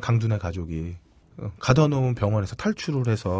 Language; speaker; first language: Korean; native; Korean